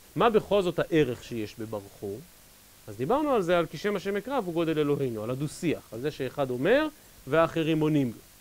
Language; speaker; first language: Hebrew; native; Hebrew